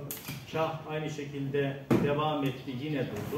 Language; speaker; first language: Turkish; native; Turkish